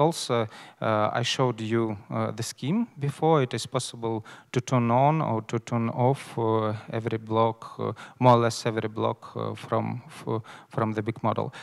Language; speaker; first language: English; non-native, fluent; Russian